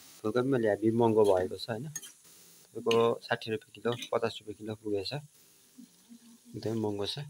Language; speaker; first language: Nepali; native; Nepali